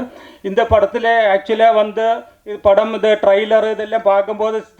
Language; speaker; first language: Tamil; non-native, learner; Malayalam